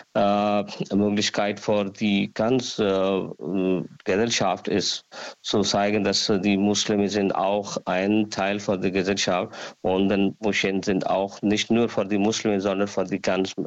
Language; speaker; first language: German; non-native, learner; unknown